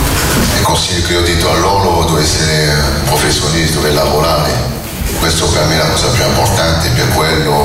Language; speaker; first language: Italian; non-native, learner; French